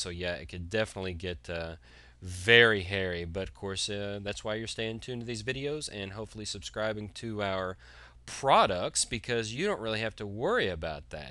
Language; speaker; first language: English; native; English